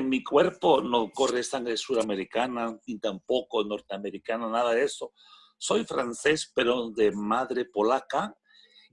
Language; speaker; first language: Spanish; non-native, fluent; French